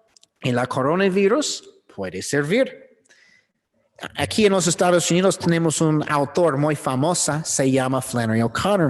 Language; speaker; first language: Spanish; non-native, learner; English